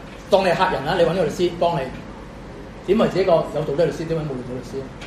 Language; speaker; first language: Cantonese; native; Cantonese